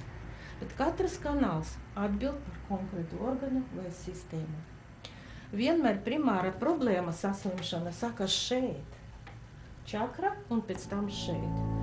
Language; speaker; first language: Latvian; non-native, local second language; Russian